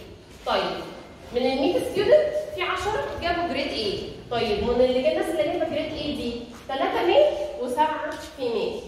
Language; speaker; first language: Arabic; native; Arabic